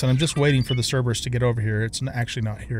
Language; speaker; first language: English; native; English